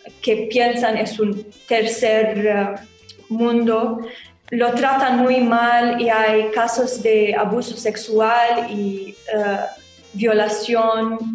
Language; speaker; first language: Spanish; non-native, learner; Arabic